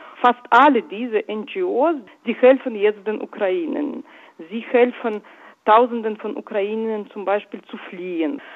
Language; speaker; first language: German; non-native, fluent; Russian